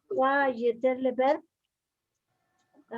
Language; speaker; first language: French; non-native, learner; Spanish